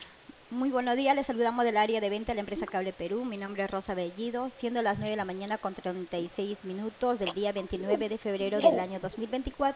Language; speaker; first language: Spanish; native; Spanish